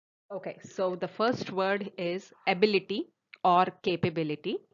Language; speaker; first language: English; non-native, local second language; Telugu